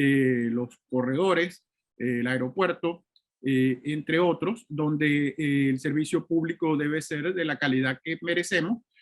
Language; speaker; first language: Spanish; native; Spanish